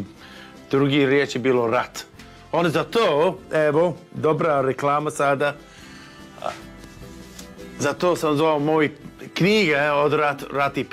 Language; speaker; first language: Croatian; non-native, fluent; English